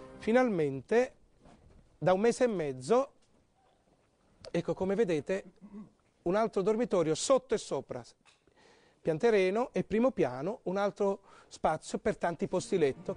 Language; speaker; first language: Italian; native; Italian